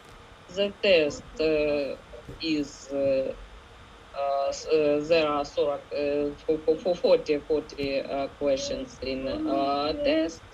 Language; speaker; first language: English; non-native, fluent; Ukrainian